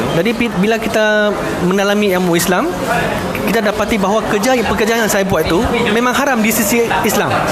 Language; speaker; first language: Malay; non-native, local second language; Chinese